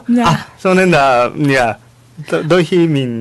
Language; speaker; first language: Vietnamese; non-native, fluent; Japanese